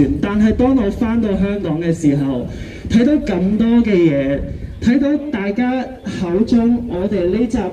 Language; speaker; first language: Cantonese; native; Cantonese